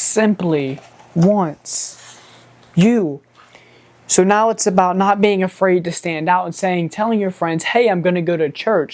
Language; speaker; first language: English; native; English